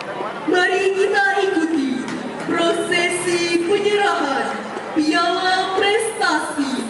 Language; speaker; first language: Indonesian; native; Indonesian